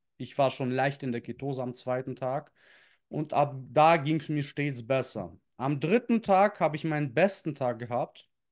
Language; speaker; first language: German; early bilingual, other home language; Russian